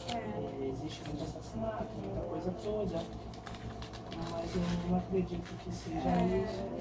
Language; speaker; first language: Portuguese; native; Portuguese